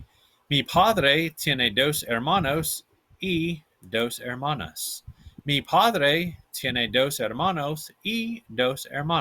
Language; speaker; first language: Spanish; non-native, fluent; English